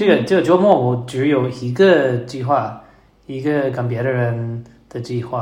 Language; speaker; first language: Chinese; non-native, learner; English